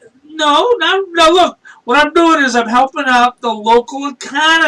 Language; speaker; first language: English; native; English